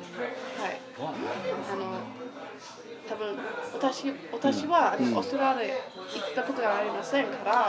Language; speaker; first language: Japanese; non-native, learner; English